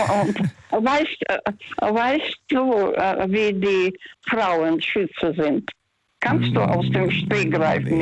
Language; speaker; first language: German; non-native, fluent; Russian